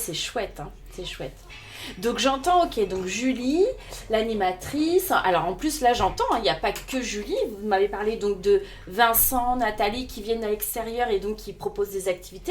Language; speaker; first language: French; native; French